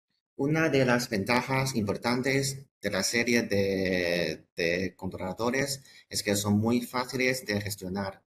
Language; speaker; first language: Spanish; non-native, fluent; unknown